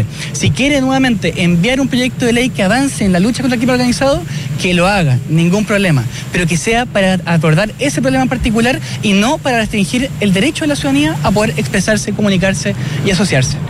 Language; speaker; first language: Spanish; native; Spanish